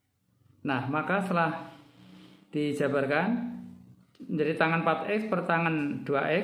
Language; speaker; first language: Indonesian; native; Indonesian